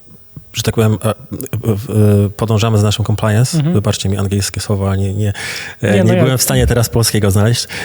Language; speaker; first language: Polish; native; Polish